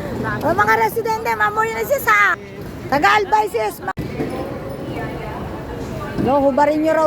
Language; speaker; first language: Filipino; non-native, local second language; Iloko